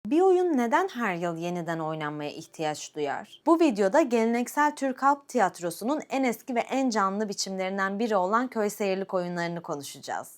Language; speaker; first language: Turkish; native; Turkish